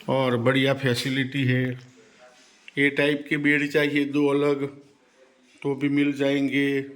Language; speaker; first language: Hindi; non-native, local second language; Gujarati